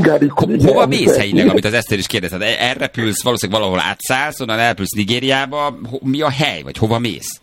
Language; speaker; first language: Hungarian; native; Hungarian